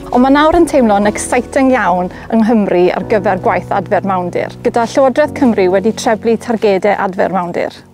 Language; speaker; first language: Welsh; native; Welsh